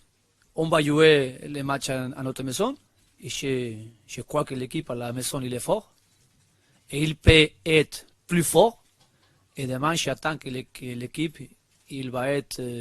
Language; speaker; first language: French; non-native, learner; Spanish